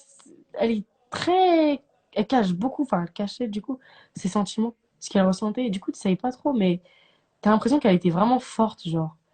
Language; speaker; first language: French; native; French